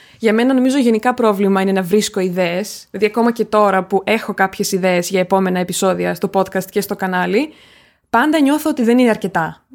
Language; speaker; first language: Greek; native; Greek